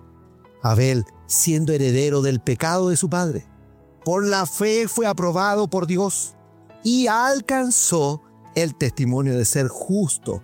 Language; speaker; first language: Spanish; native; Spanish